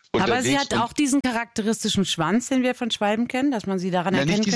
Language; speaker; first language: German; native; German